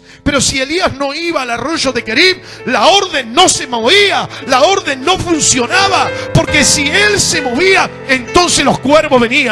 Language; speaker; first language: Spanish; native; Spanish